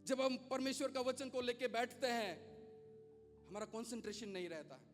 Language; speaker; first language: Hindi; non-native, local second language; Gujarati